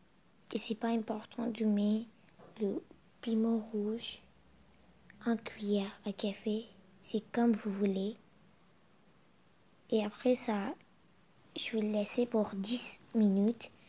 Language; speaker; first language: French; non-native, learner; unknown